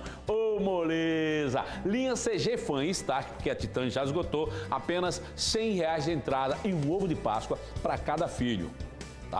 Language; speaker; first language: Portuguese; native; Portuguese